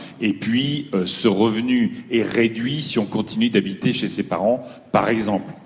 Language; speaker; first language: French; native; French